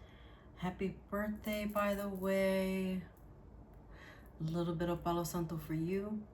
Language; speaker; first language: English; native; English